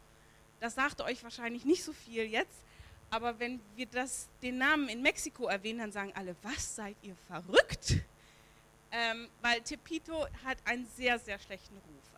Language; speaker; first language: German; native; German